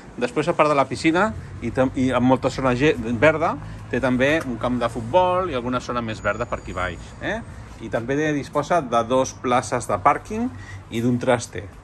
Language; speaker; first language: Catalan; non-native, local second language; Spanish